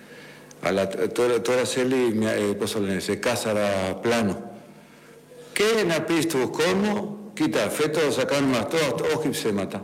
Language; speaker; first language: Greek; non-native, learner; Spanish